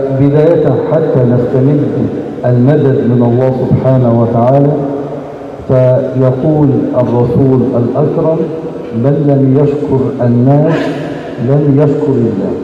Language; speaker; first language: Arabic; native; Arabic